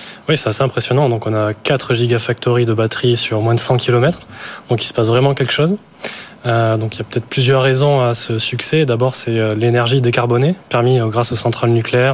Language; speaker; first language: French; native; French